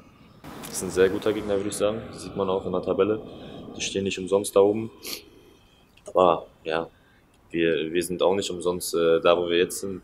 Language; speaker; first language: German; native; German